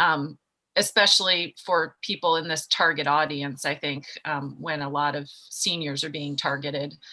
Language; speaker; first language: English; native; English